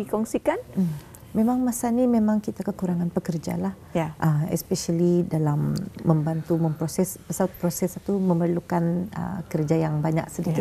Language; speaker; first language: Malay; native; Malay